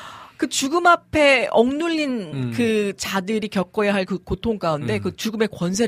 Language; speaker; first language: Korean; native; Korean